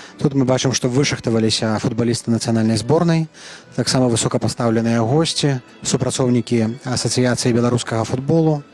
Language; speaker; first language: Belarusian; native; Belarusian